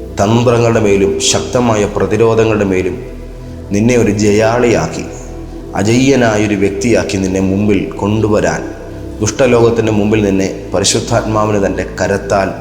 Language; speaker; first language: Malayalam; native; Malayalam